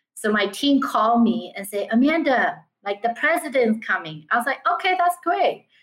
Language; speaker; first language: English; early bilingual, other home language; Chinese